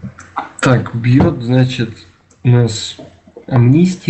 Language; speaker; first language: Russian; native; Russian